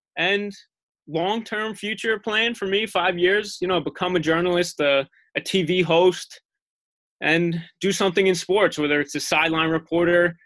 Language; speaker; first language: English; native; English